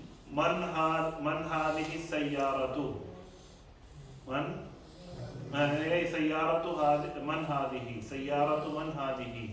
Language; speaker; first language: Arabic; non-native, fluent; Urdu